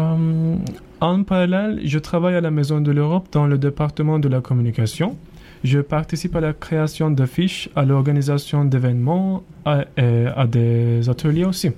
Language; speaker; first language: French; non-native, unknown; Turkish